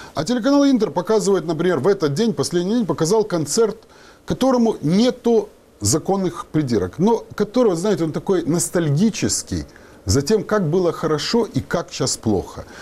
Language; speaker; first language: Russian; non-native, local second language; Ukrainian